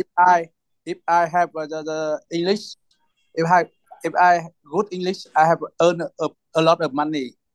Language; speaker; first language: English; non-native, learner; Vietnamese